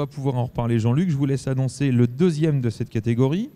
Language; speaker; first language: French; native; French